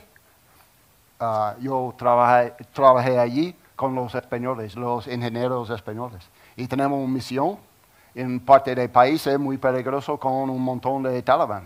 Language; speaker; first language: Spanish; non-native, learner; English